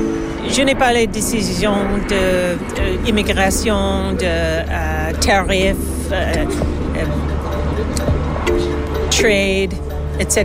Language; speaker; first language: French; non-native, learner; English